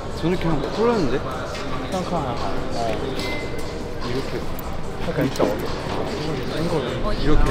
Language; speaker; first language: Korean; non-native, fluent; Cantonese